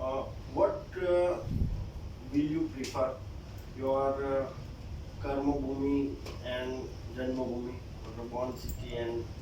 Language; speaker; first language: English; non-native, local second language; Gujarati